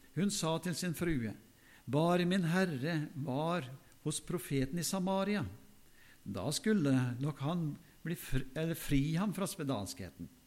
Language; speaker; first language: Norwegian; native; Norwegian